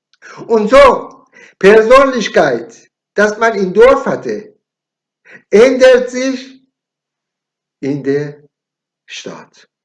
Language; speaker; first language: German; non-native, learner; Persian